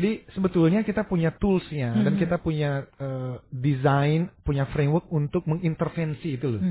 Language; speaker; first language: Indonesian; native; Indonesian